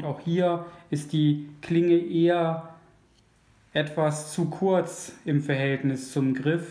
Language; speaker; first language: German; native; German